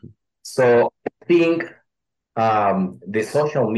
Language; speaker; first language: English; non-native, learner; Spanish